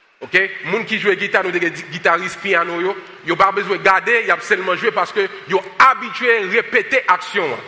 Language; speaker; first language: French; non-native, local second language; Haitian Creole